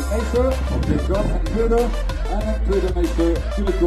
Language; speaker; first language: Dutch; non-native, local second language; French